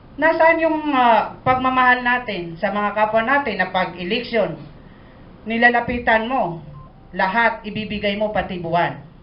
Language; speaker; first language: Filipino; non-native, local second language; Maranao